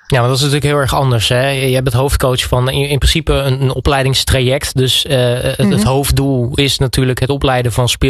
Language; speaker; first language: Dutch; native; Dutch